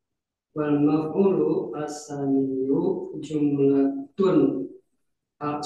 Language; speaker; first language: Arabic; non-native, learner; Indonesian